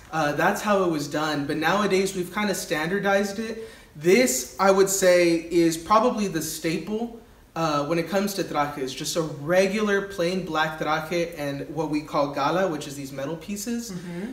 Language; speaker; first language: English; native; English